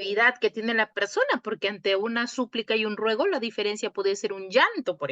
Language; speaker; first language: Spanish; native; Spanish